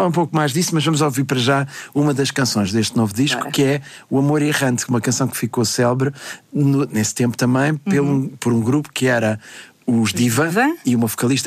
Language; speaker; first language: Portuguese; native; Portuguese